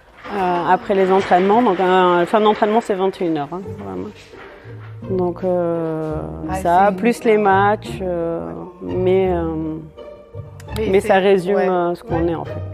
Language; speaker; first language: French; native; French